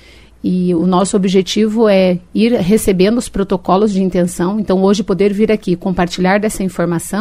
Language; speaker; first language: Portuguese; native; Portuguese